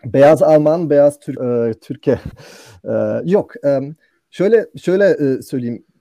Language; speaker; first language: Turkish; non-native, fluent; German